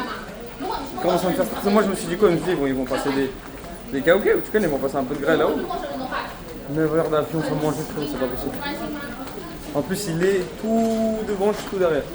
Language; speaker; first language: French; native; French